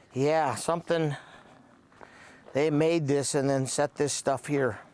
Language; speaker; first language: English; native; English